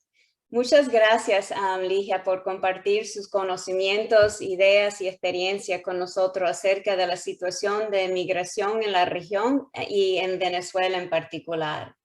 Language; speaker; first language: Spanish; early bilingual, heritage; Spanish